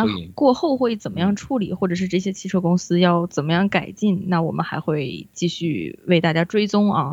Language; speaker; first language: Chinese; native; Chinese